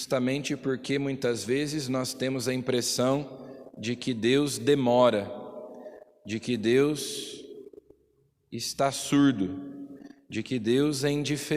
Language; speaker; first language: Portuguese; native; Portuguese